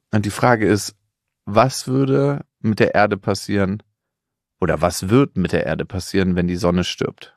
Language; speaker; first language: German; native; German